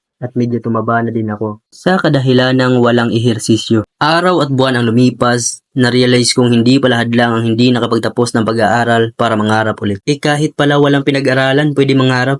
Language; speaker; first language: Filipino; non-native, local second language; Cebuano